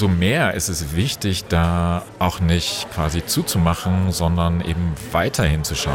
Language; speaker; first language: German; native; German